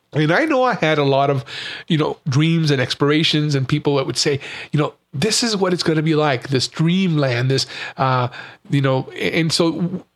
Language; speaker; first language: English; native; English